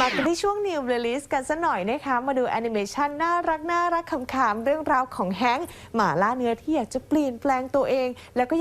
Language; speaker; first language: Thai; native; Thai